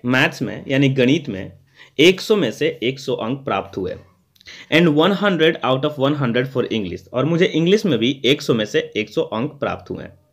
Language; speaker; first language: Hindi; native; Hindi